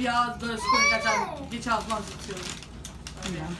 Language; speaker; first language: English; native; English